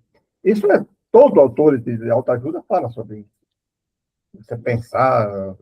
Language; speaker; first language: Portuguese; native; Portuguese